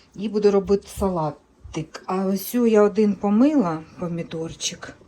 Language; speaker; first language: Ukrainian; native; Ukrainian